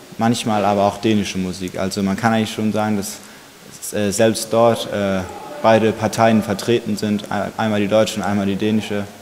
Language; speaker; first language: German; native; German